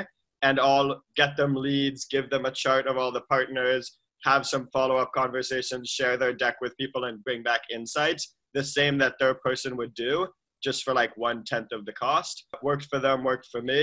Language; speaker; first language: English; native; English